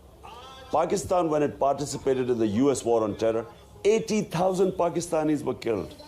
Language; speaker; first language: English; non-native, local second language; Urdu